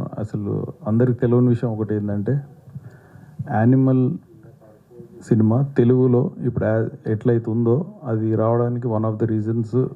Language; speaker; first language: Telugu; native; Telugu